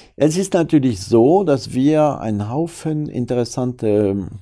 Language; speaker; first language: German; non-native, fluent; French